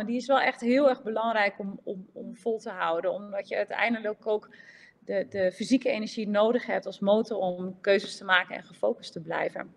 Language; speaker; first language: Dutch; native; Dutch